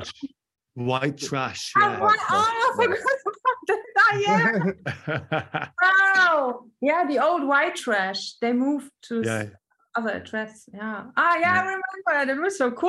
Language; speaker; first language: English; non-native, fluent; German